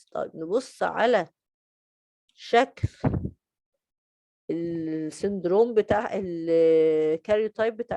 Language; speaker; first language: Arabic; native; Arabic